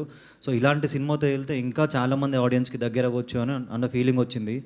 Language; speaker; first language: Telugu; native; Telugu